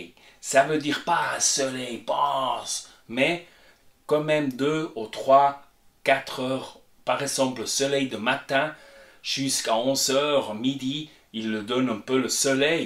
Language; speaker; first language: French; non-native, fluent; Spanish